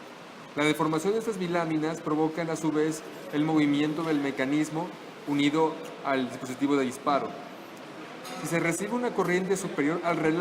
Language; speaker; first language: Spanish; native; Spanish